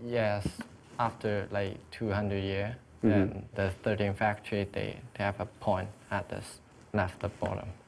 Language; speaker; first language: English; non-native, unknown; Chinese